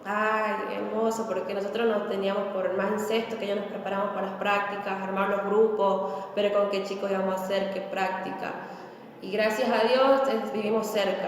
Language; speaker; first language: Spanish; native; Spanish